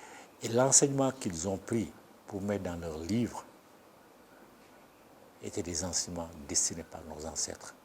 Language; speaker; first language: French; non-native, local second language; Bambara